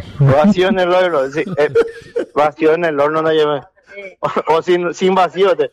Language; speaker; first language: Spanish; native; Spanish